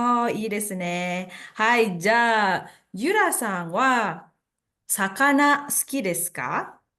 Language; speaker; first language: Japanese; non-native, fluent; Indonesian